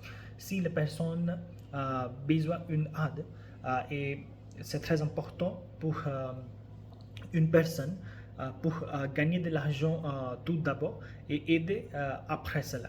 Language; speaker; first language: French; non-native, learner; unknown